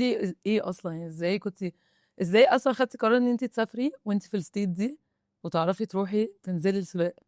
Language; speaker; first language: Arabic; native; Arabic